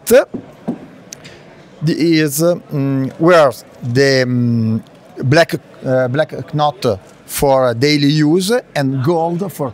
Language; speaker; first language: English; non-native, learner; Italian